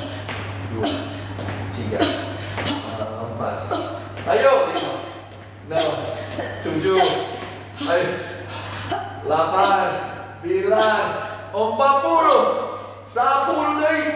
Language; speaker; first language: Indonesian; non-native, fluent; English